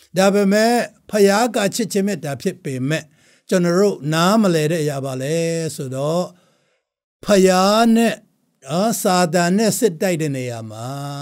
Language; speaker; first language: Burmese; non-native, local second language; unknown